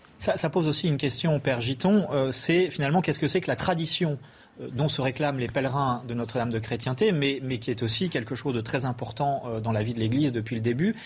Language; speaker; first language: French; native; French